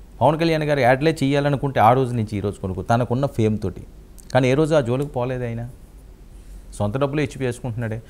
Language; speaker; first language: Telugu; native; Telugu